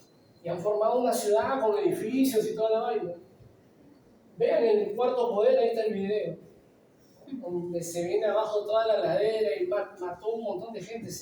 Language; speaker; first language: Spanish; native; Spanish